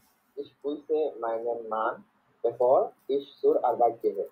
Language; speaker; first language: German; non-native, learner; Bangla